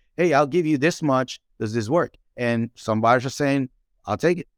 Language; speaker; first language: English; non-native, fluent; Spanish